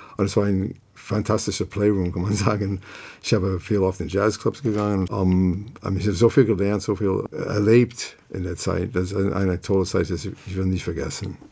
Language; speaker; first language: German; non-native, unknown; English